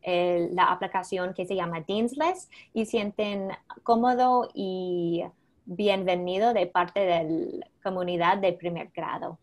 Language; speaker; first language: Spanish; non-native, fluent; English